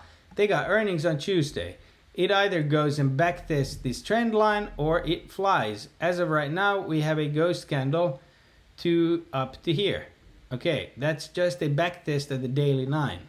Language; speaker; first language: English; native; English